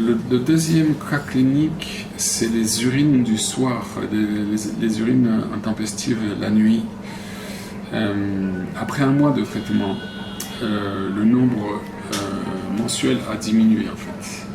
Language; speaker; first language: French; non-native, fluent; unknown